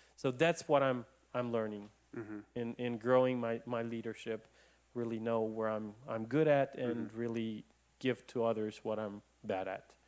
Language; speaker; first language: English; non-native, fluent; Romanian